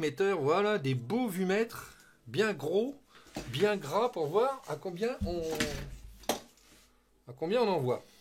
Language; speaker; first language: French; native; French